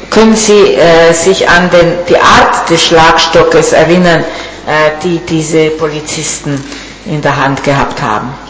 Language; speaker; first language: German; non-native, fluent; Italian